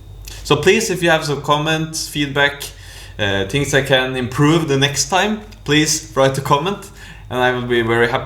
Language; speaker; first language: English; non-native, fluent; Norwegian